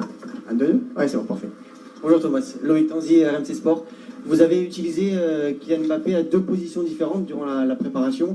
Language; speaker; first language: French; native; French